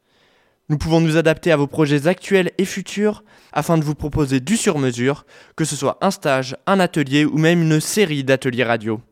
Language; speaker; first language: French; native; French